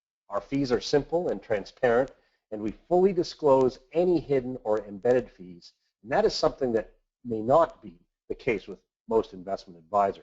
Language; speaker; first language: English; native; English